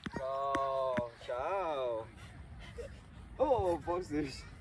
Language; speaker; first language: German; native; German